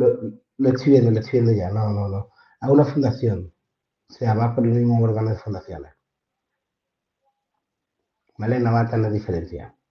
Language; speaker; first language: Spanish; native; Spanish